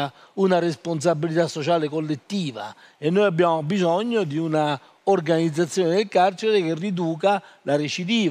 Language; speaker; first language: Italian; native; Italian